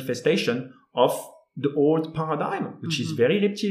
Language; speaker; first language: English; non-native, fluent; French